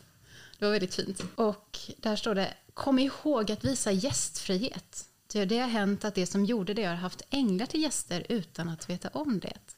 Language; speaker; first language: Swedish; native; Swedish